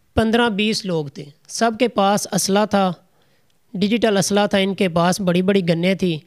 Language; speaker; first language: Urdu; non-native, local second language; Punjabi